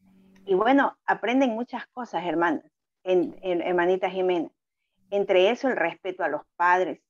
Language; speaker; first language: Spanish; native; Spanish